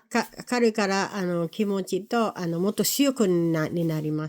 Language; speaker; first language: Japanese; non-native, learner; Filipino